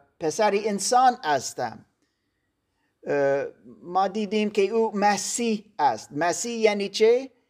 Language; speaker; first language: Persian; non-native, learner; German